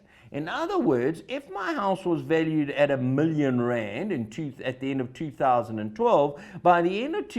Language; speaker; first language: English; native; English